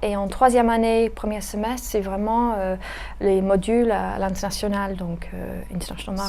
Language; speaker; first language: French; native; French